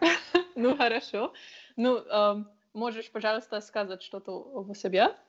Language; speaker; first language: Russian; non-native, learner; Slovenian